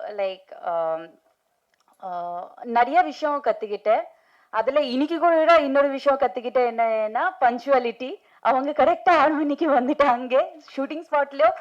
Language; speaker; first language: Tamil; non-native, fluent; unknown